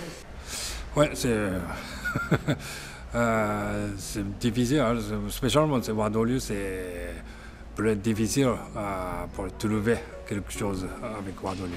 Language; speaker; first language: French; non-native, learner; Japanese